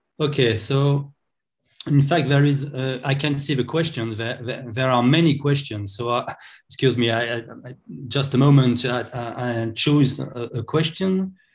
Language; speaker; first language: English; non-native, learner; French